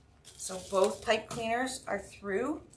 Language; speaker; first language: English; native; English